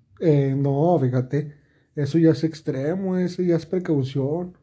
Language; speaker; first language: Spanish; native; Spanish